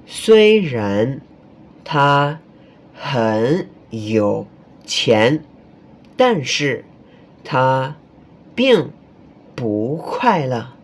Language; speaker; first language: Chinese; non-native, fluent; Indonesian